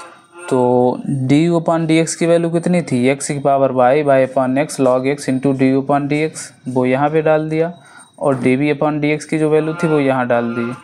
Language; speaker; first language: Hindi; native; Hindi